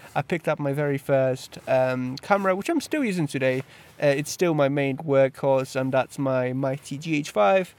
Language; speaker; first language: English; early bilingual, other home language; Polish